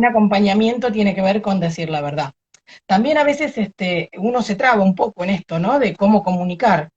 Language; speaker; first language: Spanish; native; Spanish